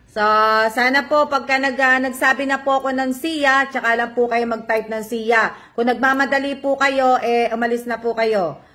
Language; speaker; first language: Filipino; native; Filipino